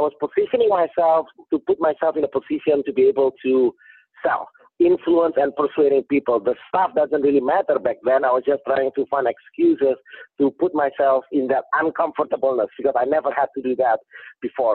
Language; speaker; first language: English; non-native, fluent; Indonesian